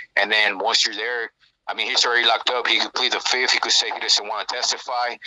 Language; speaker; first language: English; native; English